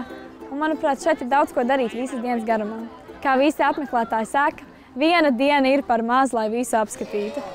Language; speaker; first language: Latvian; native; Latvian